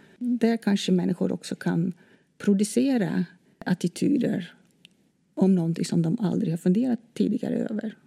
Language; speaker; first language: Swedish; non-native, fluent; Dutch